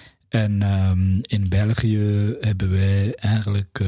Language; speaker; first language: Dutch; non-native, fluent; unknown